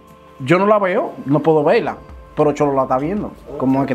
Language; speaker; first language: Spanish; native; Spanish